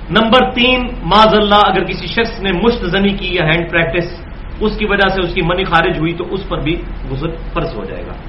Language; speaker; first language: Urdu; non-native, local second language; Punjabi